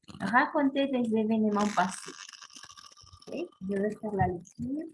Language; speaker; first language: French; non-native, fluent; Spanish